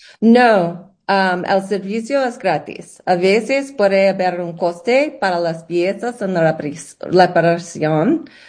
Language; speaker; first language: Spanish; non-native, learner; English